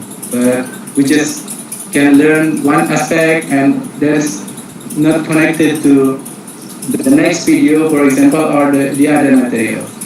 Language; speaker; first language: English; non-native, fluent; Indonesian